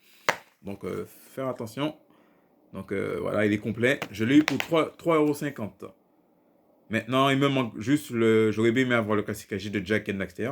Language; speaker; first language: French; native; French